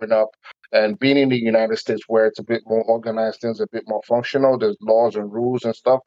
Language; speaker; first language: English; non-native, local second language; Igbo